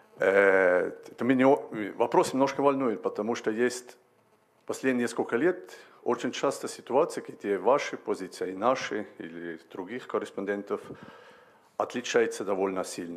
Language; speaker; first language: Russian; non-native, learner; Swedish